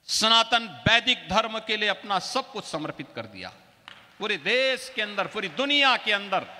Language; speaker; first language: Hindi; native; Hindi